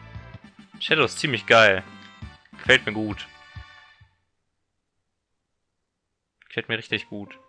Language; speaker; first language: German; native; German